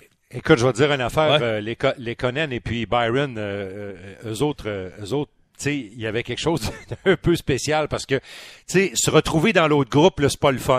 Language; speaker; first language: French; native; French